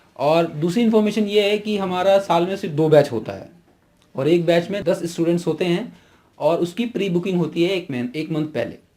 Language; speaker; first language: Hindi; native; Hindi